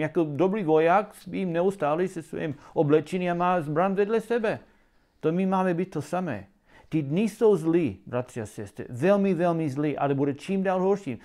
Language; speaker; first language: Czech; non-native, learner; English